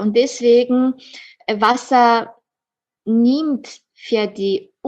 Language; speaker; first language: German; non-native, fluent; Japanese